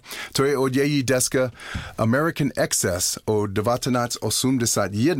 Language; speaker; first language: Czech; non-native, learner; English